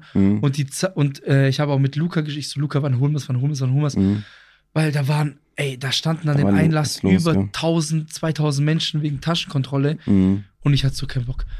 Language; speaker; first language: German; early bilingual, other home language; Greek